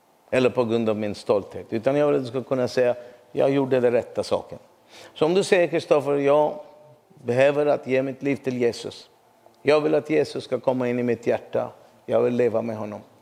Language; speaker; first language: Swedish; non-native, fluent; Urdu